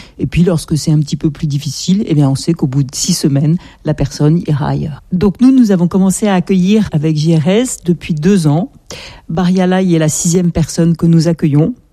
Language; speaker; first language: French; native; French